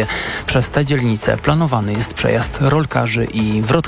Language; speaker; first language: Polish; native; Polish